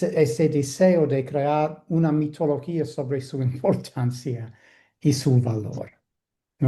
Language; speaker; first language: Spanish; non-native, fluent; English